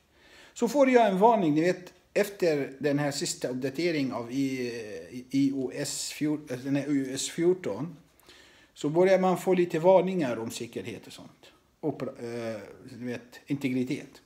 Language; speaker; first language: Swedish; non-native, fluent; Arabic